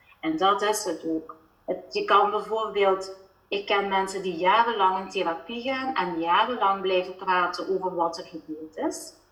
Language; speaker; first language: Dutch; native; Dutch